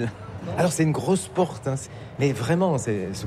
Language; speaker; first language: French; native; French